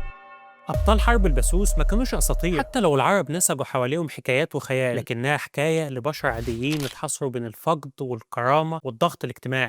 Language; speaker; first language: Arabic; native; Arabic